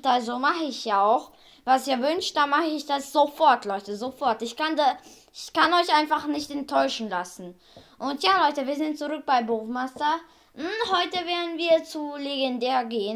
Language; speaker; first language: German; early bilingual, other home language; Hungarian